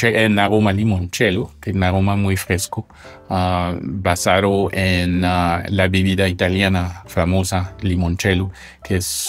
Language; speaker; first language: Spanish; non-native, fluent; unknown